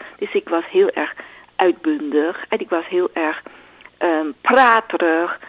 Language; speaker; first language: Dutch; non-native, fluent; Chinese